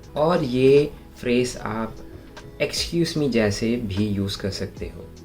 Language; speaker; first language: Hindi; non-native, local second language; Malayalam